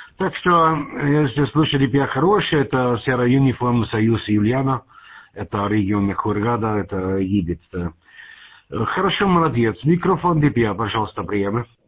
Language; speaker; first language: Russian; non-native, learner; German